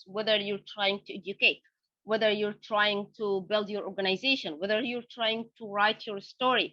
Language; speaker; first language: English; non-native, fluent; Arabic